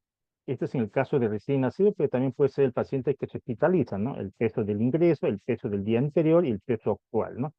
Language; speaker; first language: Spanish; native; Spanish